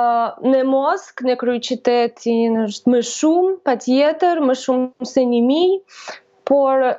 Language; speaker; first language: Albanian; non-native, learner; Russian